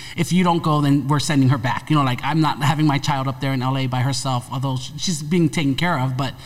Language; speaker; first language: English; native; English